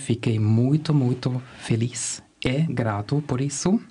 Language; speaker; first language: Portuguese; non-native, fluent; German